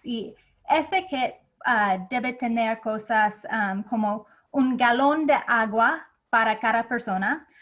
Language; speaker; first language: Spanish; non-native, fluent; English